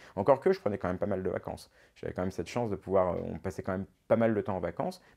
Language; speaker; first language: French; native; French